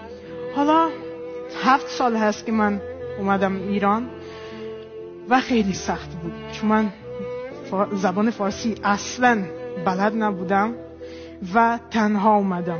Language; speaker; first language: Persian; non-native, fluent; Portuguese